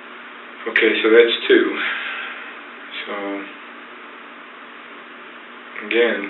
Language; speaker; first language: English; native; English